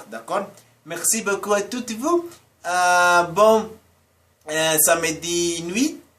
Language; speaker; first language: French; non-native, learner; Portuguese